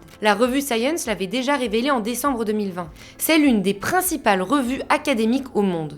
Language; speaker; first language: French; native; French